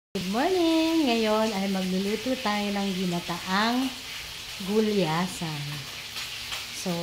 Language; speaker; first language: Filipino; native; Filipino